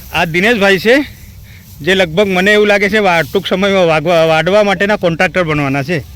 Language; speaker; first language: Gujarati; non-native, local second language; Bhili